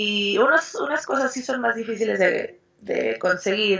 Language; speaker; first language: Spanish; early bilingual, heritage; Spanish